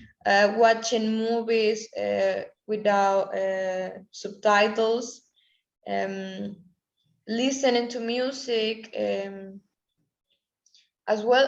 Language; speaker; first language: English; non-native, learner; Spanish